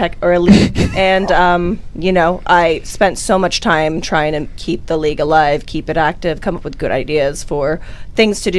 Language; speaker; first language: English; non-native, local second language; Filipino